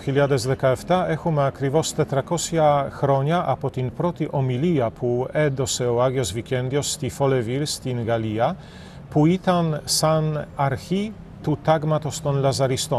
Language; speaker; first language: Greek; non-native, fluent; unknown